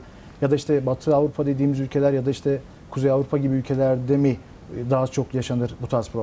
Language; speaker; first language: Turkish; native; Turkish